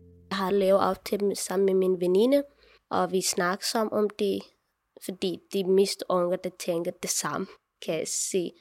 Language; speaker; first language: Danish; non-native, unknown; Tigrinya